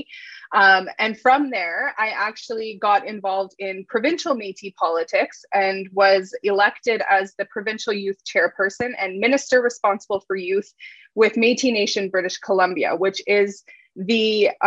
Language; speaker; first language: English; native; English